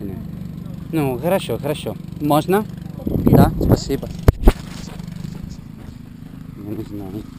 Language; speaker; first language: Russian; non-native, learner; Italian